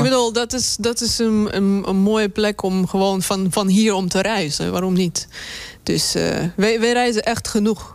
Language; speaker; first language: Dutch; non-native, fluent; Russian